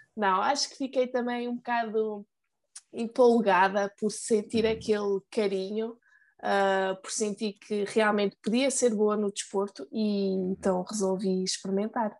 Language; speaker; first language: Portuguese; early bilingual, heritage; Portuguese